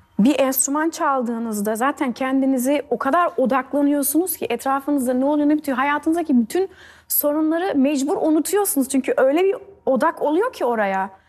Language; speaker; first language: Turkish; early bilingual, heritage; Turkish